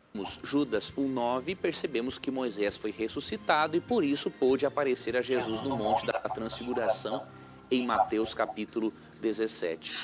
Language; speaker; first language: Portuguese; native; Portuguese